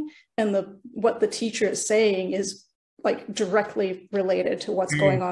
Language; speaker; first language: English; early bilingual, other home language; Norwegian